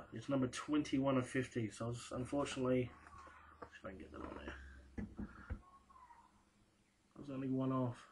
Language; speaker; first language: English; native; English